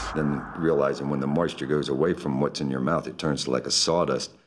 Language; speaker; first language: English; native; English